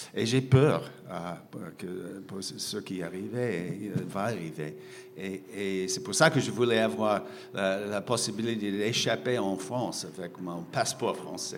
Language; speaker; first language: French; non-native, fluent; English